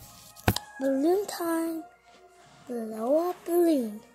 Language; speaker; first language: English; native; English